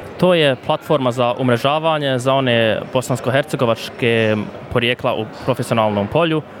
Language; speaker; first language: Bosnian; early bilingual, other home language; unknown